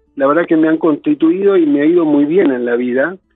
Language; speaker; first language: Spanish; native; Spanish